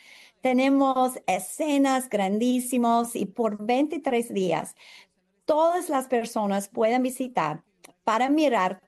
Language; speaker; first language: Spanish; non-native, fluent; English